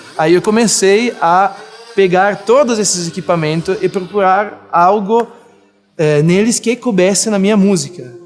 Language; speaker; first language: Portuguese; non-native, fluent; Italian